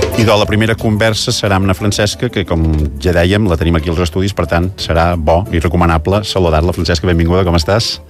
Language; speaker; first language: Catalan; native; Catalan